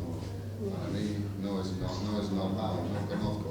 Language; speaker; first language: Spanish; non-native, fluent; English